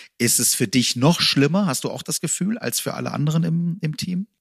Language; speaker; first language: German; native; German